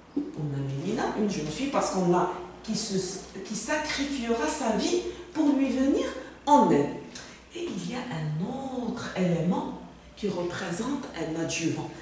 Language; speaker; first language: French; non-native, local second language; Arabic